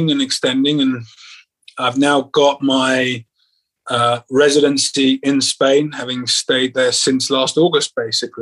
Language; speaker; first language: English; native; English